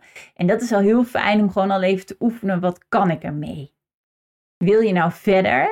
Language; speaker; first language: Dutch; native; Dutch